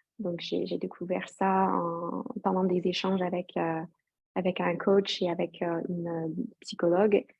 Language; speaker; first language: French; non-native, fluent; English